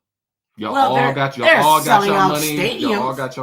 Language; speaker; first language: English; native; English